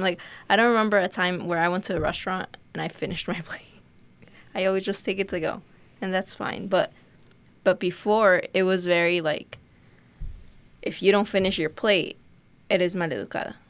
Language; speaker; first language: English; early bilingual, other home language; Spanish